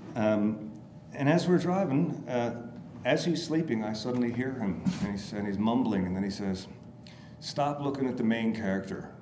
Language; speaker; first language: English; native; English